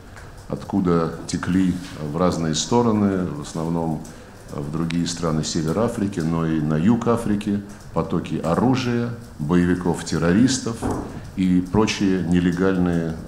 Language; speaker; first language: Russian; native; Russian